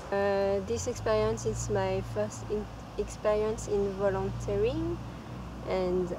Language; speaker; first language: English; non-native, fluent; German